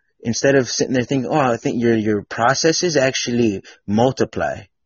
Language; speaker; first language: English; native; English